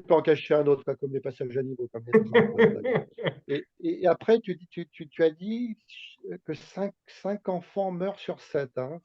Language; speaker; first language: French; native; French